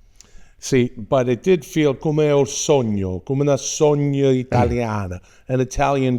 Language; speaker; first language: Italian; non-native, learner; English